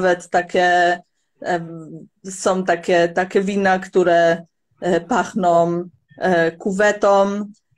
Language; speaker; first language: Polish; non-native, fluent; Croatian